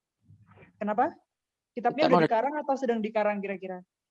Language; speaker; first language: Indonesian; native; Indonesian